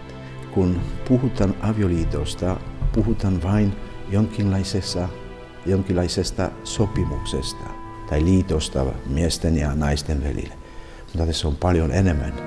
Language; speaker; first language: Finnish; non-native, fluent; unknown